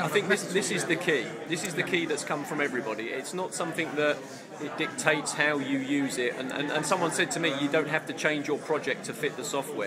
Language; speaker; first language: English; native; English